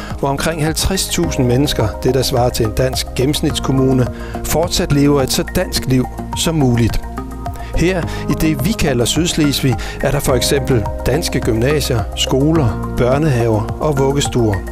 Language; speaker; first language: Danish; native; Danish